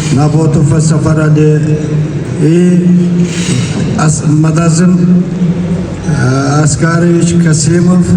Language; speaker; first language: Russian; non-native, local second language; Kyrgyz